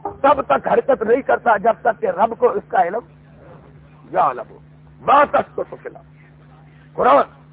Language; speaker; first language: Urdu; non-native, local second language; Punjabi